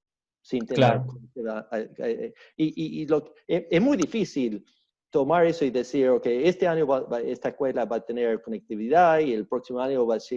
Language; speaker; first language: Spanish; early bilingual, heritage; Spanish